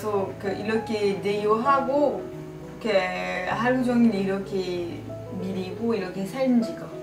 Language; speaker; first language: Korean; non-native, fluent; French